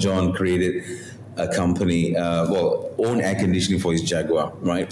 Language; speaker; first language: English; non-native, local second language; Tamil